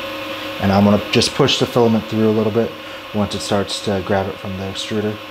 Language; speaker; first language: English; native; English